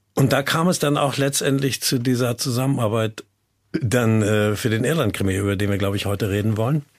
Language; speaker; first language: German; native; German